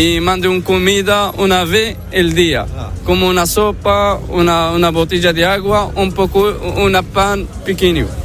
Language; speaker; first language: Spanish; non-native, learner; Arabic